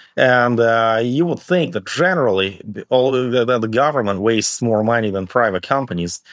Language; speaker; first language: English; early bilingual, other home language; Russian